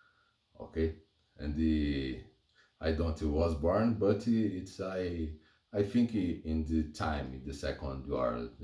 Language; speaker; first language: English; non-native, learner; Portuguese